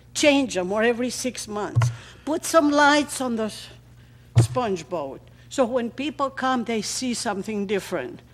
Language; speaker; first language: English; non-native, fluent; Greek